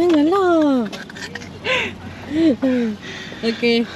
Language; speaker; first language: Malay; native; Malay